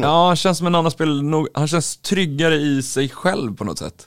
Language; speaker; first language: Swedish; native; Swedish